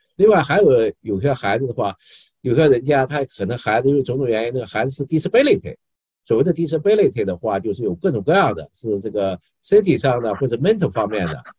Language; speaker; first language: Chinese; native; Chinese